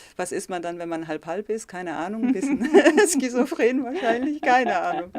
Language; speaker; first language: German; early bilingual, heritage; German